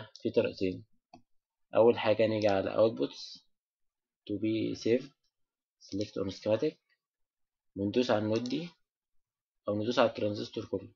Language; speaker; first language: Arabic; native; Arabic